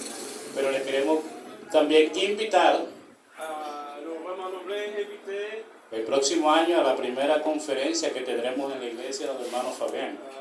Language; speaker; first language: Spanish; native; Spanish